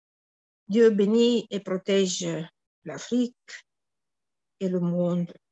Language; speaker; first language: French; non-native, fluent; Italian